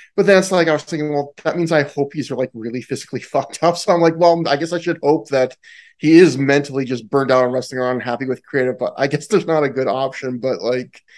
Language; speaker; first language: English; native; English